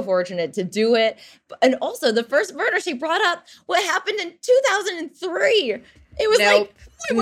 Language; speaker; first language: English; native; English